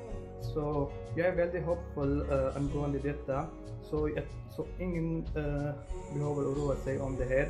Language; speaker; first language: Swedish; non-native, fluent; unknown